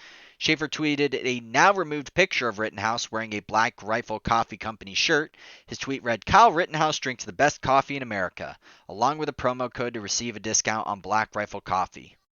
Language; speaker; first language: English; native; English